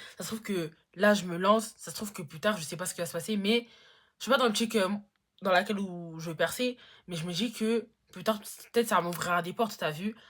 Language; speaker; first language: French; native; French